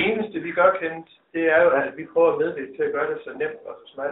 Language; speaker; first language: Danish; native; Danish